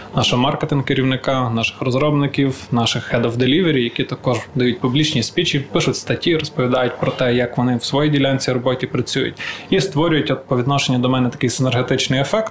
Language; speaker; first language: Ukrainian; native; Ukrainian